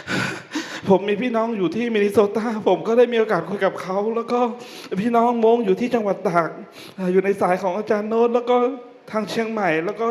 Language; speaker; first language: Thai; non-native, local second language; Hmong